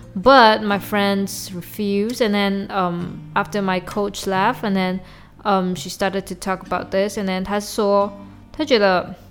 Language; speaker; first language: English; non-native, local second language; Chinese